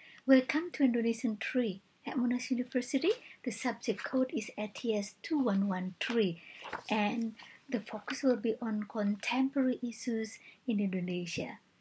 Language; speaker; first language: English; non-native, fluent; Indonesian